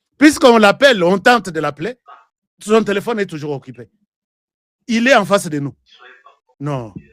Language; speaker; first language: French; non-native, local second language; Lingala